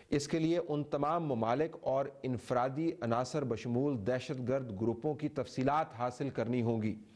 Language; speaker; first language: Urdu; native; Urdu